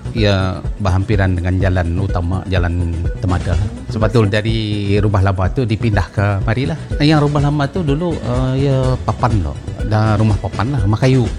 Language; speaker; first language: Malay; non-native, local second language; Iban